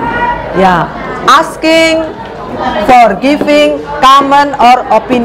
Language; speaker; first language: English; non-native, learner; Indonesian